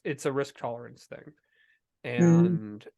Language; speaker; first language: English; native; English